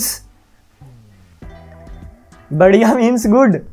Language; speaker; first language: English; non-native, local second language; Hindi